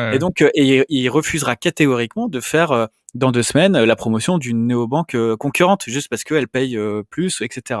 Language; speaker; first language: French; native; French